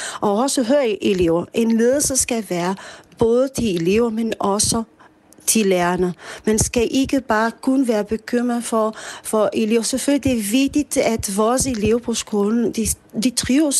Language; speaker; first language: Danish; non-native, fluent; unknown